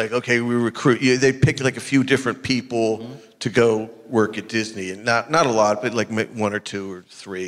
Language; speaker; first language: English; native; English